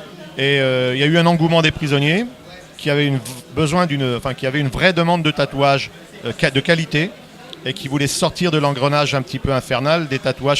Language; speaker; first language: French; native; French